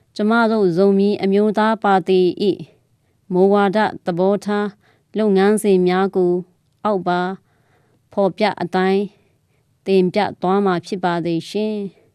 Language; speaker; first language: Burmese; non-native, local second language; Tedim Chin